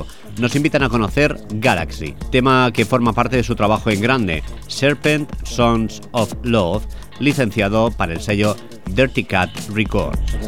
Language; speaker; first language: Spanish; native; Spanish